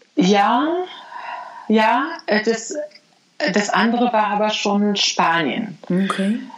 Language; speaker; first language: German; non-native, fluent; Arabic